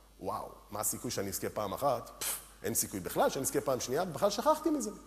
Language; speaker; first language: Hebrew; early bilingual, other home language; Romanian